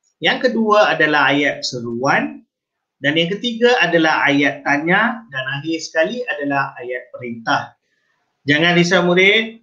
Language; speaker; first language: Malay; non-native, local second language; Tamil